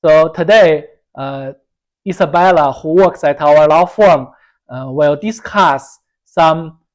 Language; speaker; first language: English; non-native, fluent; Chinese